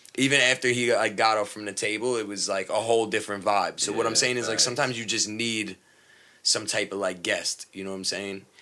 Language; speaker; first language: English; native; English